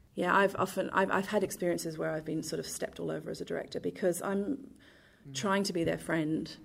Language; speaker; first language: English; native; English